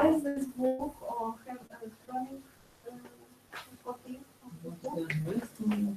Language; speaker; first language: English; non-native, learner; Ukrainian